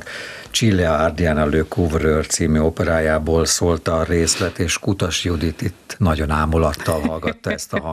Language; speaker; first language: Hungarian; native; Hungarian